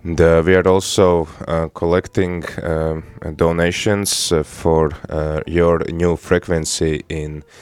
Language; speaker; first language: English; non-native, fluent; Latvian